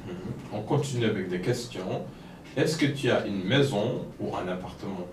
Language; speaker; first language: French; non-native, fluent; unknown